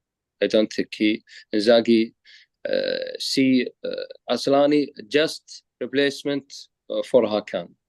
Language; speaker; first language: English; non-native, learner; Arabic